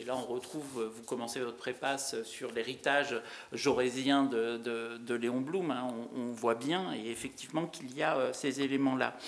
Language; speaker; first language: French; native; French